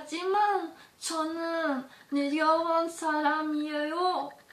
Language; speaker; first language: Korean; non-native, learner; German